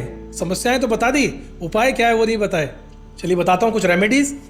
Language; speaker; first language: Hindi; native; Hindi